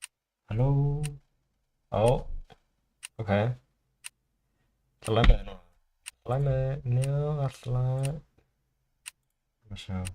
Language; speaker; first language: Icelandic; non-native, learner; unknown